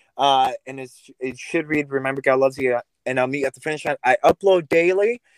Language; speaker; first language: English; early bilingual, other home language; Russian